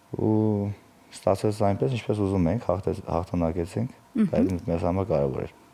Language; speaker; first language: Armenian; early bilingual, heritage; Armenian